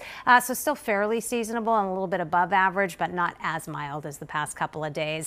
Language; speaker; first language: English; native; English